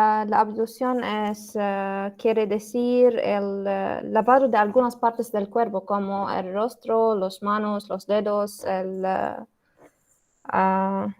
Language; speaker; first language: Spanish; non-native, learner; Arabic